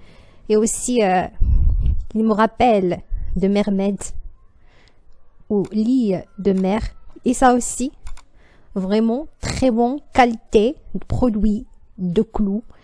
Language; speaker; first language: French; non-native, learner; Arabic